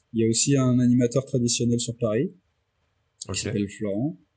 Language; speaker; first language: French; native; French